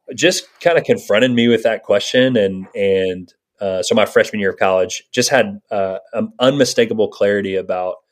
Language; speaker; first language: English; native; English